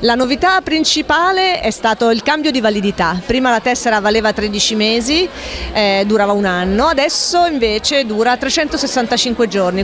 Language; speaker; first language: Italian; native; Italian